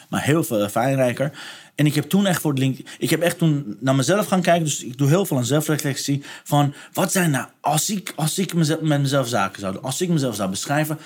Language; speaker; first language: Dutch; non-native, fluent; Persian